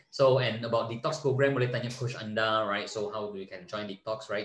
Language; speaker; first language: English; non-native, local second language; Malay